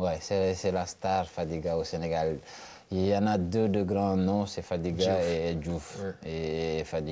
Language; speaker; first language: French; non-native, local second language; Wolof